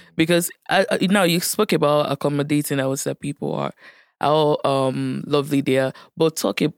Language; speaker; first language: English; non-native, local second language; Yoruba